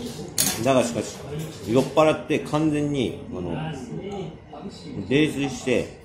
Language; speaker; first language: Japanese; native; Japanese